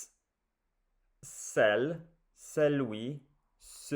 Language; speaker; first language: French; non-native, learner; English